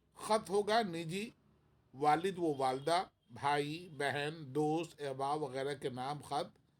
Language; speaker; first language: Urdu; native; Urdu